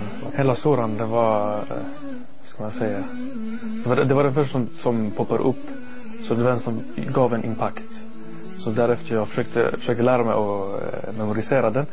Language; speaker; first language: Swedish; non-native, learner; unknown